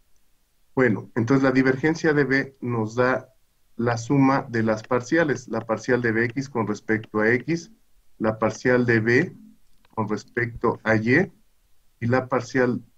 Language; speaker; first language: Spanish; native; Spanish